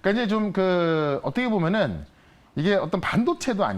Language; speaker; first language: Korean; native; Korean